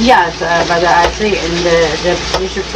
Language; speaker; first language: English; non-native, learner; Chinese